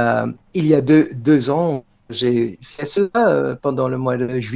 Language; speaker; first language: French; non-native, fluent; Dutch